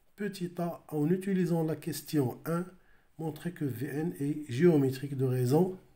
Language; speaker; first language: French; non-native, local second language; Arabic